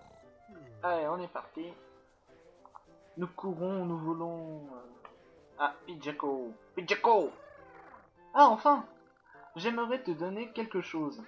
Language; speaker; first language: French; native; French